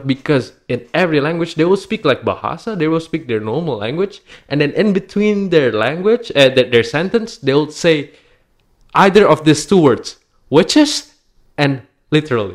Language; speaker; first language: English; non-native, fluent; Indonesian